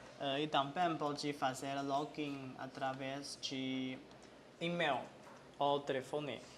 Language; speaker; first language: Portuguese; non-native, fluent; Chinese